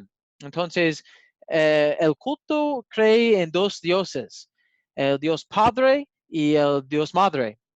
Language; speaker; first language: Spanish; non-native, learner; English